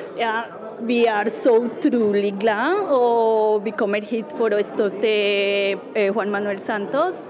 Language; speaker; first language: Norwegian; non-native, learner; Spanish